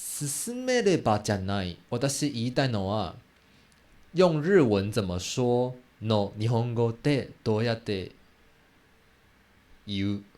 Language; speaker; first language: Japanese; non-native, learner; Chinese